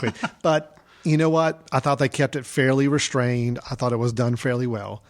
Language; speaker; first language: English; native; English